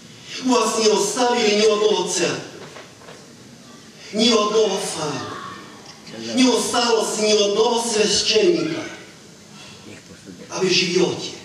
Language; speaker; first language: Ukrainian; non-native, local second language; Hungarian